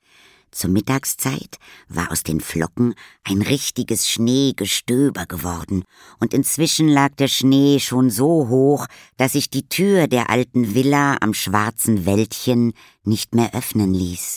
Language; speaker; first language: German; native; German